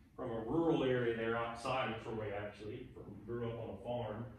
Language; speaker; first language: English; native; English